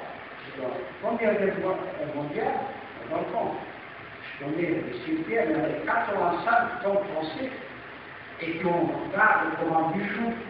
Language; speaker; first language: French; non-native, fluent; Serbian